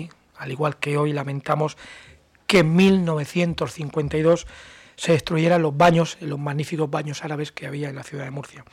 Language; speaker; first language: Spanish; native; Spanish